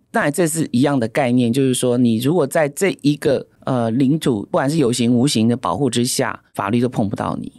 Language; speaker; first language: Chinese; native; Chinese